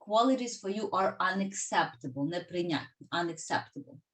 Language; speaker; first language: English; non-native, fluent; Ukrainian